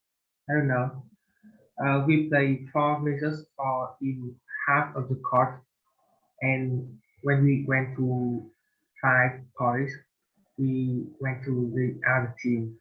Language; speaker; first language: English; non-native, learner; Vietnamese